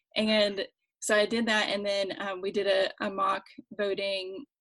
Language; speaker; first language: English; native; English